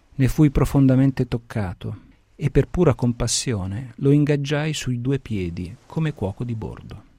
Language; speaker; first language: Italian; early bilingual, heritage; Italian